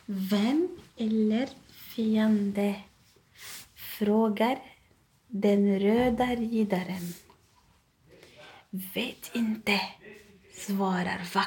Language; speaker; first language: Swedish; non-native, learner; Arabic